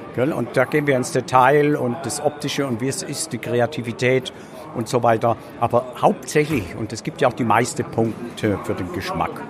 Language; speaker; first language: German; native; German